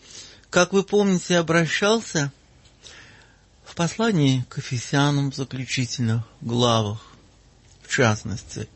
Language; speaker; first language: Russian; native; Russian